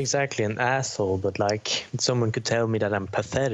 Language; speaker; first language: English; non-native, fluent; Norwegian